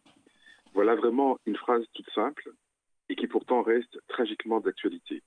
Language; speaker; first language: French; native; French